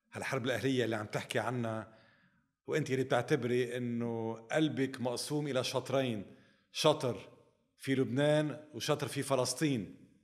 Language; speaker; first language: Arabic; native; Arabic